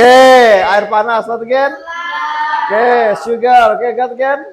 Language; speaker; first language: English; non-native, fluent; Indonesian